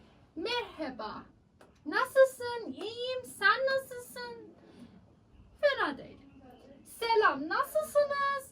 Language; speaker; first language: Turkish; non-native, learner; Persian